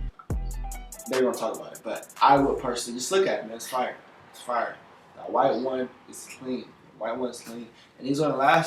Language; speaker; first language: English; native; English